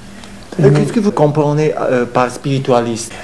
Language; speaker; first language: French; non-native, fluent; Romanian